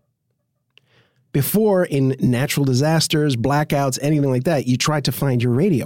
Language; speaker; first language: English; native; English